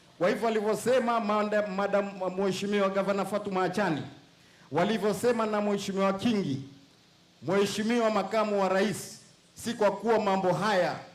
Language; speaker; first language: Swahili; native; Swahili